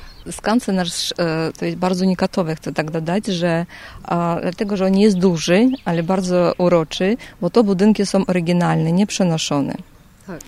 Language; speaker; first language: Polish; non-native, fluent; Russian